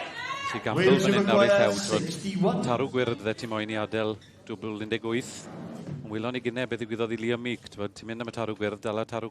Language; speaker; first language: Welsh; native; Welsh